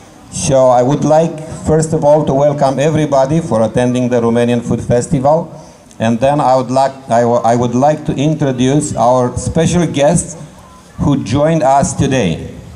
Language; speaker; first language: English; non-native, fluent; Romanian